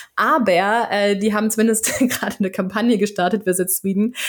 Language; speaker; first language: German; native; German